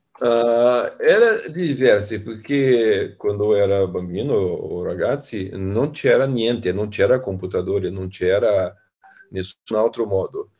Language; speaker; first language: Italian; non-native, learner; Portuguese